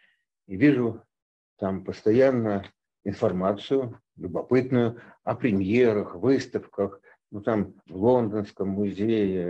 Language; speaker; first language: Russian; native; Russian